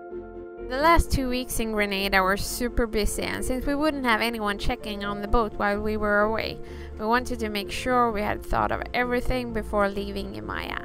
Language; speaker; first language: English; non-native, fluent; Swedish